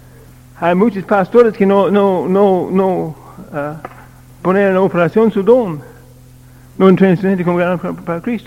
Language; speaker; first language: Spanish; non-native, learner; English